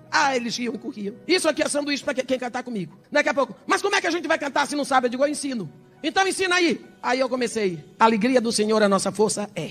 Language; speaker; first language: Portuguese; early bilingual, other home language; English